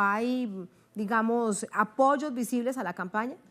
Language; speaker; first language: Spanish; native; Spanish